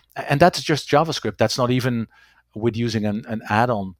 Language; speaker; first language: English; non-native, fluent; Dutch